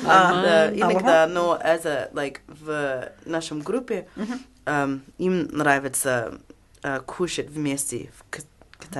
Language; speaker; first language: Russian; non-native, learner; English